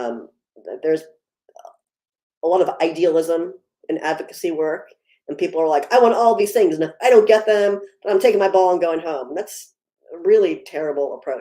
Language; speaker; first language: English; native; English